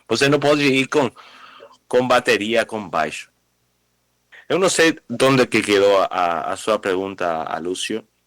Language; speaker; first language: Portuguese; non-native, fluent; Spanish